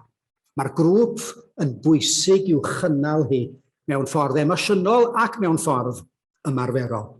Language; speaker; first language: Welsh; native; Welsh